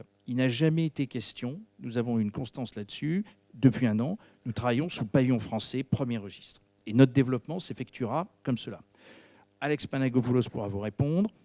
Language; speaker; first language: French; native; French